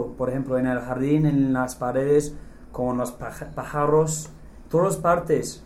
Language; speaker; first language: Spanish; non-native, fluent; English